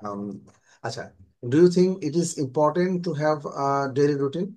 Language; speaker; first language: English; non-native, local second language; Bangla